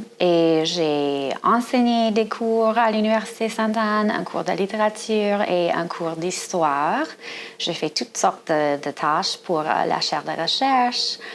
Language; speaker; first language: French; non-native, fluent; English